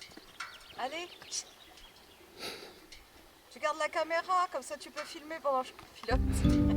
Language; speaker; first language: French; non-native, learner; Italian